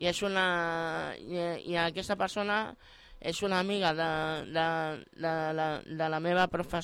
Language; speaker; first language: Catalan; non-native, local second language; Spanish